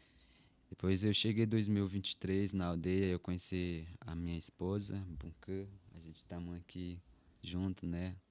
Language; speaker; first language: Portuguese; non-native, local second language; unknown